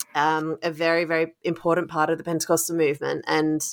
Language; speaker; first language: English; native; English